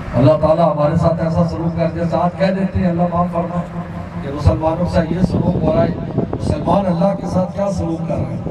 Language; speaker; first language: Urdu; non-native, local second language; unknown